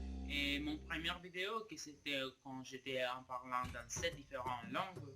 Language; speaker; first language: French; non-native, learner; Spanish